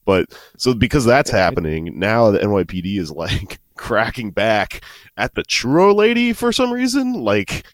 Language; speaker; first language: English; native; English